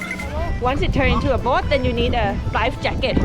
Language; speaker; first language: English; non-native, learner; Thai